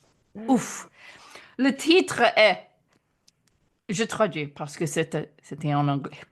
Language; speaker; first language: French; non-native, fluent; English